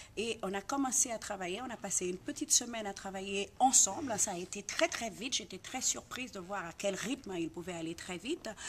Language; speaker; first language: French; non-native, local second language; Haitian Creole